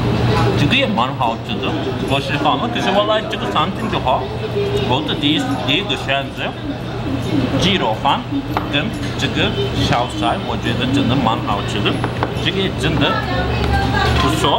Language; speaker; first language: Chinese; non-native, fluent; Turkish